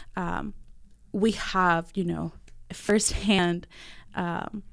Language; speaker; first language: English; early bilingual, other home language; Spanish